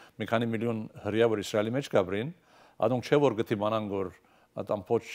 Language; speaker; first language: Armenian; early bilingual, heritage; Armenian